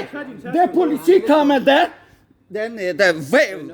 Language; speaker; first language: Danish; non-native, learner; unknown